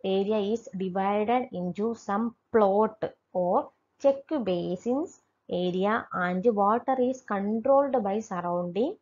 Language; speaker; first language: English; non-native, local second language; Malayalam